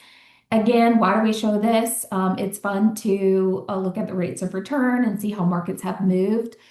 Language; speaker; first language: English; native; English